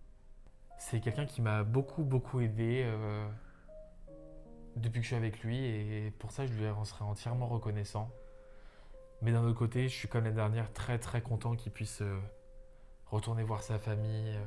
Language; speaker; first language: French; native; French